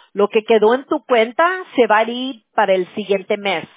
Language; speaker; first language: Spanish; early bilingual, other home language; English